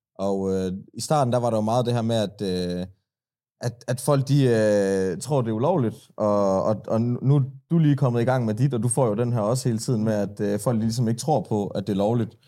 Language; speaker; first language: Danish; early bilingual, other home language; Persian